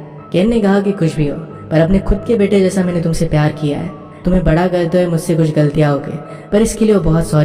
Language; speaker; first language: Hindi; native; Hindi